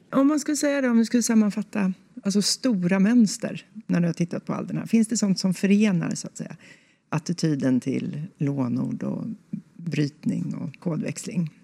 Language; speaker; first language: Swedish; native; Swedish